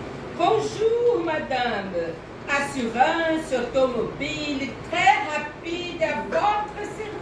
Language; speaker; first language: French; non-native, learner; Portuguese